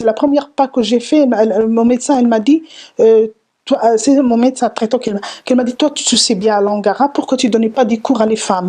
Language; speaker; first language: French; non-native, learner; Arabic